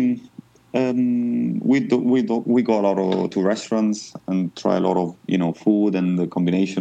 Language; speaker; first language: English; non-native, fluent; Italian